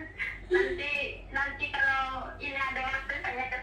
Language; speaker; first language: Indonesian; non-native, local second language; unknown